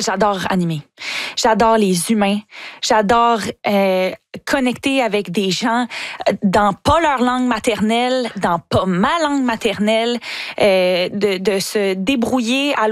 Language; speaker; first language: French; native; French